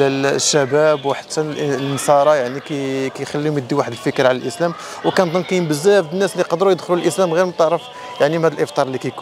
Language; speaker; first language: Arabic; native; Arabic